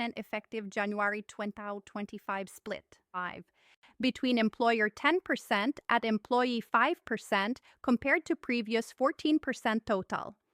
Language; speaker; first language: English; non-native, local second language; Filipino